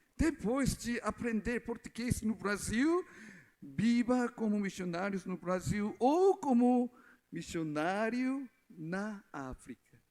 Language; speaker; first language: Portuguese; non-native, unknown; Korean